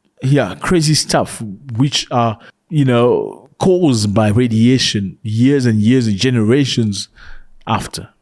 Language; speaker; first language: English; non-native, fluent; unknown